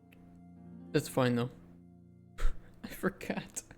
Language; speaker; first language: English; native; English